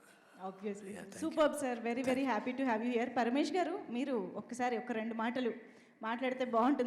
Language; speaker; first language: Telugu; native; Telugu